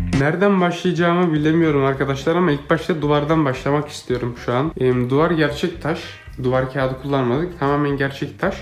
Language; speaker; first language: Turkish; native; Turkish